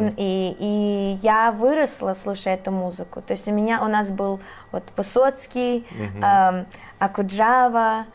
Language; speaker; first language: Russian; early bilingual, other home language; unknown